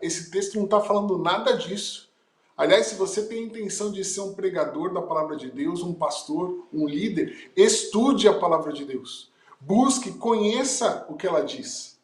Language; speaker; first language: Portuguese; native; Portuguese